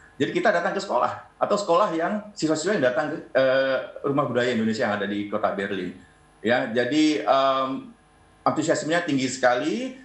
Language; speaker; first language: Indonesian; native; Indonesian